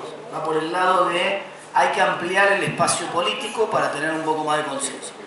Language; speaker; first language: Spanish; native; Spanish